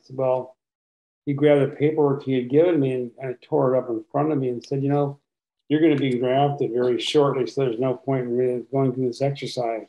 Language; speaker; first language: English; native; English